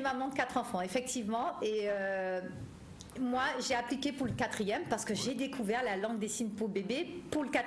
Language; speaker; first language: French; native; French